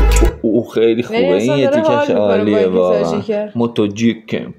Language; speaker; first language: Persian; native; Persian